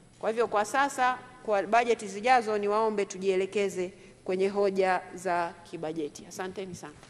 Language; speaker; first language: Swahili; native; Swahili